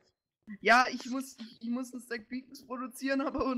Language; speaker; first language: German; native; German